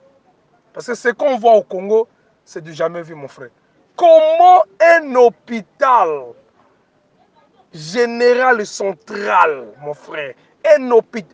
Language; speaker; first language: French; non-native, local second language; Lingala